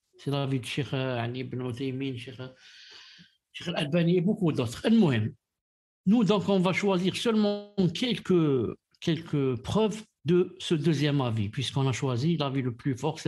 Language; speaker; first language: French; non-native, local second language; Arabic